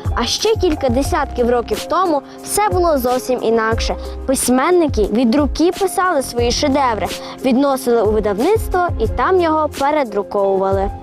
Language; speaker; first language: Ukrainian; native; Ukrainian